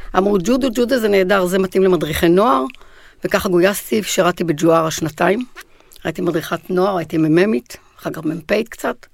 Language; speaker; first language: Hebrew; native; Hebrew